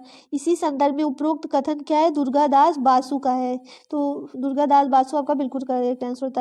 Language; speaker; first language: Hindi; native; Hindi